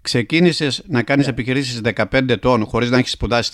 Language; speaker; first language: Greek; native; Greek